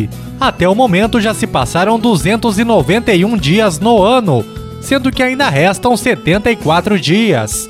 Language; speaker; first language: Portuguese; native; Portuguese